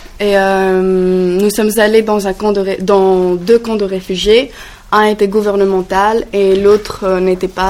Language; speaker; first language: French; non-native, learner; Greek